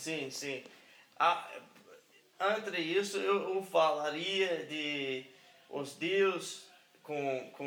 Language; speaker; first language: Portuguese; non-native, learner; English